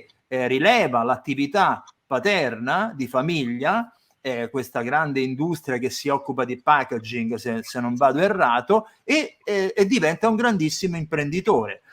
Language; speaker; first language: Italian; native; Italian